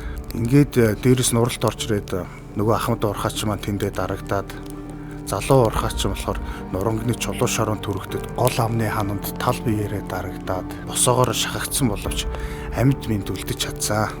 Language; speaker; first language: Mongolian; native; Mongolian